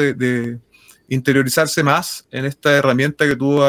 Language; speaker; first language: Spanish; native; Spanish